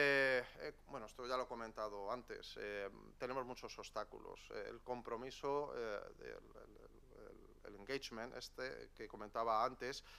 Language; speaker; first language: Spanish; native; Spanish